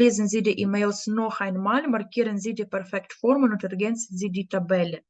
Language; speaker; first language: German; non-native, fluent; Ukrainian